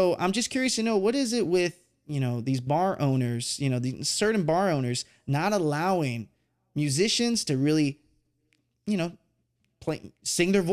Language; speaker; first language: English; native; English